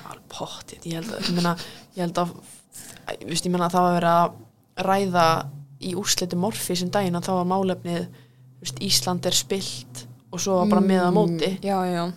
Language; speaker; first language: Icelandic; early bilingual, heritage; Icelandic